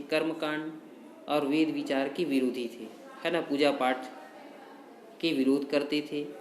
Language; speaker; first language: Hindi; native; Hindi